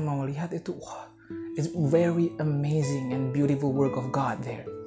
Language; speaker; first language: English; non-native, fluent; Indonesian